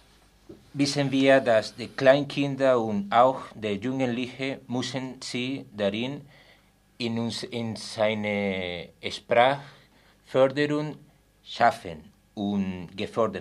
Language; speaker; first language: German; non-native, learner; Spanish